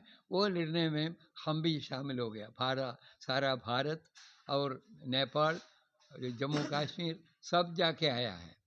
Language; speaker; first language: Hindi; non-native, local second language; Malayalam